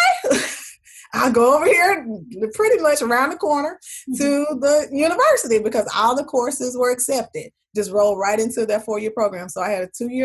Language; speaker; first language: English; native; English